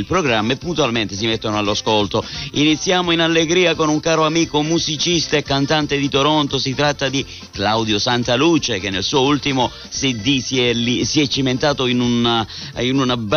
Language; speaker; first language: Italian; early bilingual, heritage; Italian